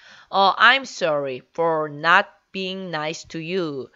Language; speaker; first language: English; non-native, fluent; Korean